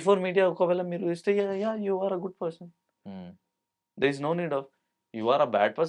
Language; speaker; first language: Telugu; non-native, local second language; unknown